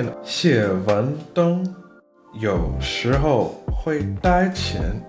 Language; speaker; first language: Chinese; non-native, fluent; English